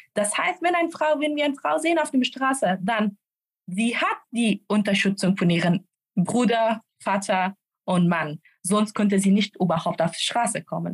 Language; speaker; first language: German; non-native, fluent; Persian